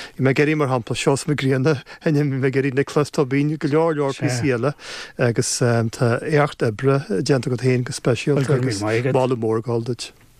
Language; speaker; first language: Irish; native; Irish